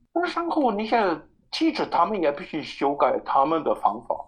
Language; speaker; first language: Chinese; non-native, learner; German